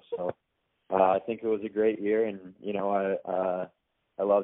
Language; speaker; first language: English; native; English